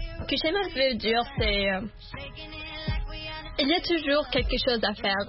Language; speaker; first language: French; non-native, learner; Arabic